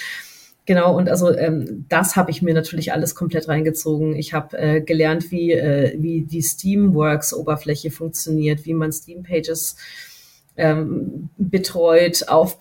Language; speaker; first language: German; native; German